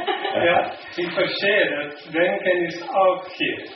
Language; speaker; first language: German; non-native, learner; Slovenian